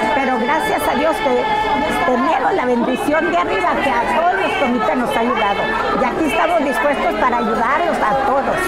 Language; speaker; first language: Spanish; native; Spanish